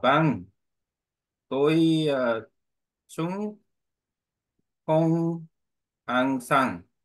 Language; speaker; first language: Vietnamese; non-native, learner; Korean